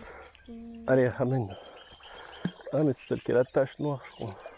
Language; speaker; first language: French; native; French